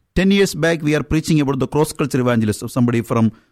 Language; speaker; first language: English; non-native, local second language; Malayalam